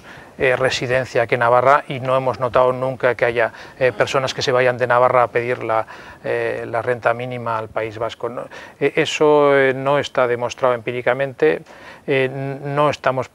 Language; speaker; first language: Spanish; native; Spanish